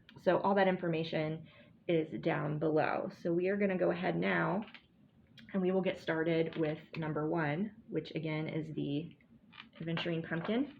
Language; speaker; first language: English; native; English